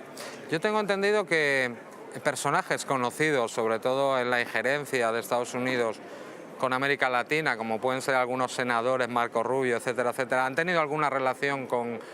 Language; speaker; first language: Spanish; native; Spanish